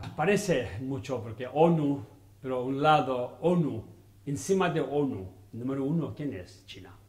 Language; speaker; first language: Spanish; non-native, learner; Chinese